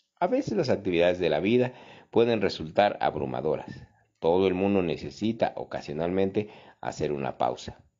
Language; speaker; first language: Spanish; native; Spanish